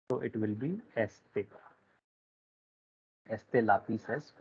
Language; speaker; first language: Spanish; non-native, fluent; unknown